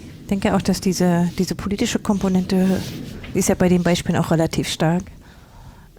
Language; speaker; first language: German; native; German